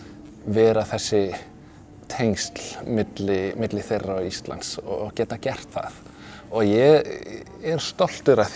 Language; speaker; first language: Icelandic; non-native, fluent; Danish